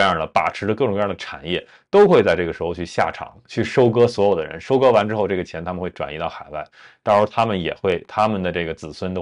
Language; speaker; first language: Chinese; native; Chinese